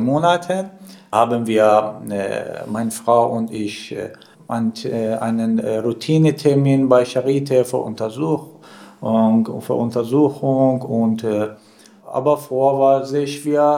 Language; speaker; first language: German; non-native, learner; Persian